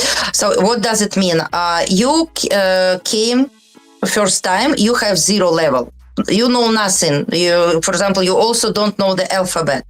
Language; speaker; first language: English; non-native, learner; Russian